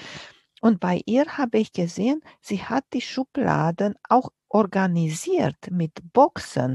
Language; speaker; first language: German; non-native, fluent; Romanian